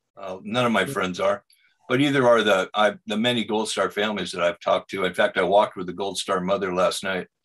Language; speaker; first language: English; native; English